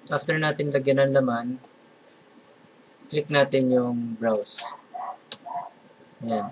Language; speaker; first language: Filipino; native; Filipino